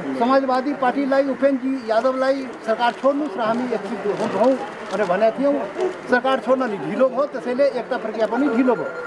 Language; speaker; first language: Nepali; non-native, local second language; Maithili